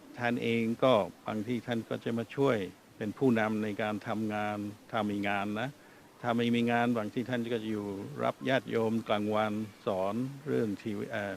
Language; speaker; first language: Thai; non-native, fluent; English